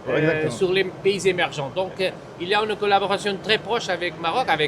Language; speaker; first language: French; non-native, fluent; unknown